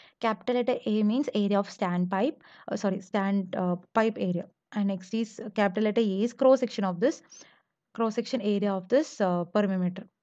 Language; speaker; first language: English; non-native, local second language; Malayalam